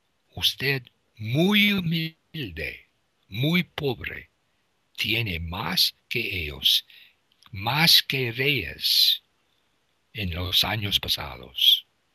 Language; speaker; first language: Spanish; non-native, learner; English